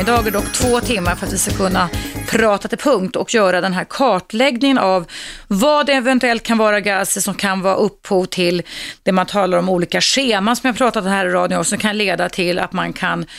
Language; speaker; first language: Swedish; native; Swedish